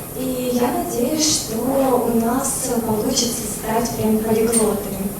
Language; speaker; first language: Russian; native; Russian